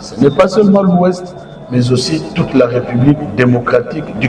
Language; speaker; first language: French; non-native, local second language; Lingala